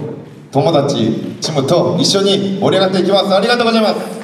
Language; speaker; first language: Japanese; non-native, learner; Korean